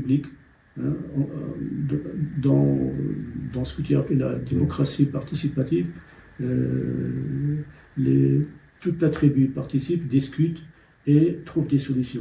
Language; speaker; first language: French; non-native, local second language; Tachelhit